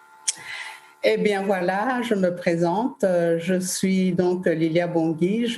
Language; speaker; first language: French; early bilingual, other home language; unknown